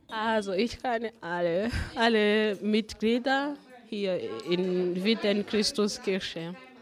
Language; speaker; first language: German; non-native, learner; Kinyarwanda